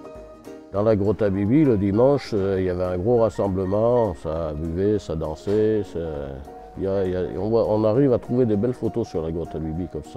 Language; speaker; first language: French; native; French